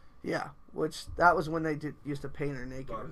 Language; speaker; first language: English; native; English